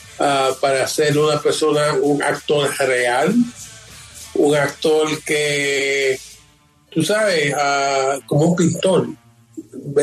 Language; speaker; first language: Spanish; early bilingual, heritage; Spanish